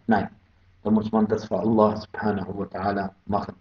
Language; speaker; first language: German; non-native, fluent; Arabic